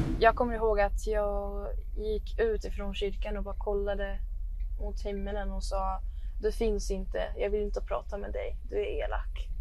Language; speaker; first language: Swedish; non-native, fluent; Arabic